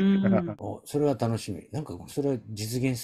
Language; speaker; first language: Japanese; native; Japanese